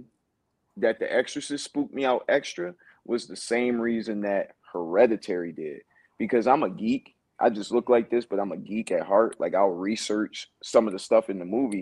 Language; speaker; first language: English; native; English